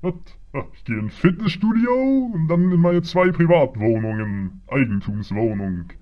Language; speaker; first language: German; native; German